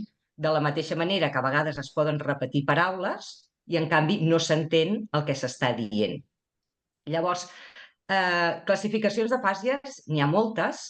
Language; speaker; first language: Catalan; native; Catalan